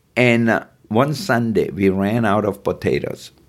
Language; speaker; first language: English; non-native, fluent; German